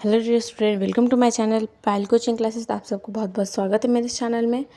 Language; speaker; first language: Hindi; non-native, local second language; Marathi